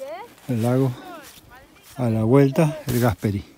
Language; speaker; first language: Spanish; native; Spanish